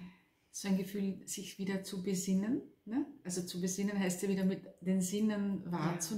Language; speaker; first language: German; native; German